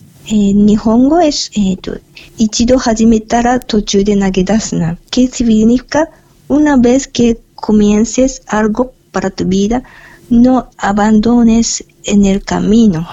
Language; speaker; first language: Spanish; non-native, fluent; Japanese